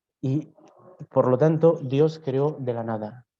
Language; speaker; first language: Spanish; native; Spanish